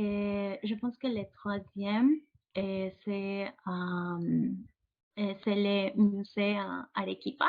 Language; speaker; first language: French; non-native, fluent; Spanish